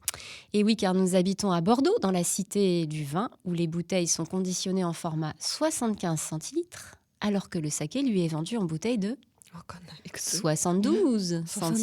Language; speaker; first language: French; native; French